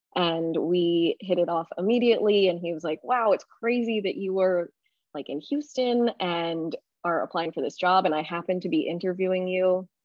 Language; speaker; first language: English; native; English